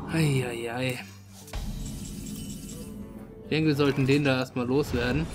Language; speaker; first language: German; native; German